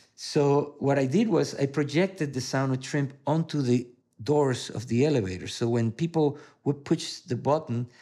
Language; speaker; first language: English; non-native, fluent; Spanish